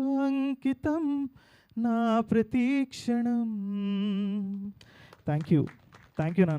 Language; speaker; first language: Telugu; native; Telugu